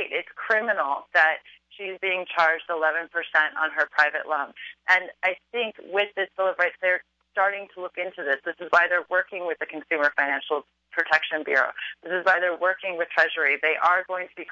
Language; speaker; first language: English; native; English